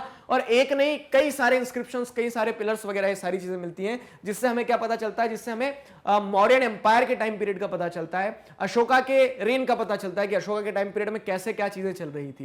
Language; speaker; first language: Hindi; native; Hindi